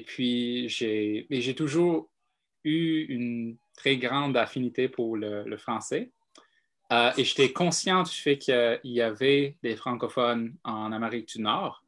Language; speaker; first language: French; non-native, fluent; English